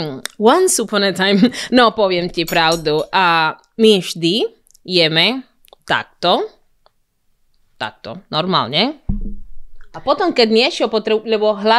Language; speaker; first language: Slovak; non-native, learner; Spanish